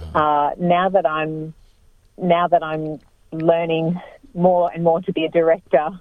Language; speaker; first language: English; native; English